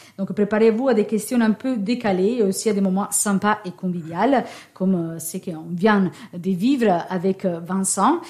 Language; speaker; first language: French; non-native, fluent; Italian